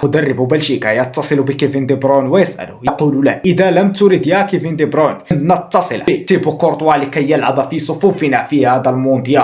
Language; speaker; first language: Arabic; native; Arabic